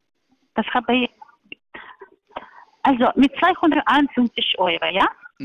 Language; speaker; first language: German; non-native, learner; Polish